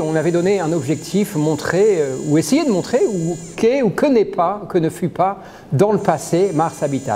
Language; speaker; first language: French; native; French